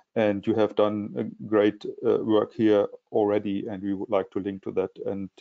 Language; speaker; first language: English; non-native, fluent; German